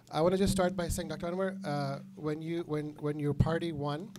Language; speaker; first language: English; native; English